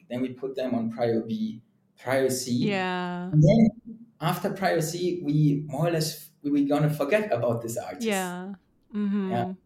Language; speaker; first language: English; non-native, fluent; German